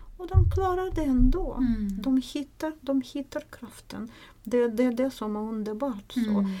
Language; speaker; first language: Swedish; non-native, fluent; Russian